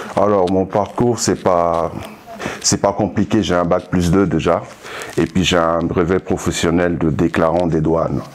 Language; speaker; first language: French; non-native, local second language; Sango